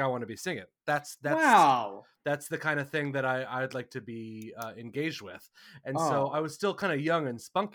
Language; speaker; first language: English; native; English